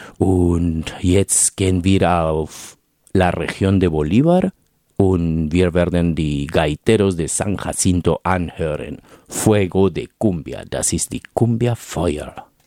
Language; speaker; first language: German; non-native, fluent; Spanish